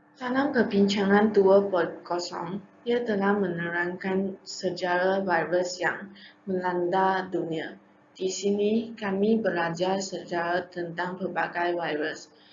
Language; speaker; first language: Malay; non-native, local second language; Chinese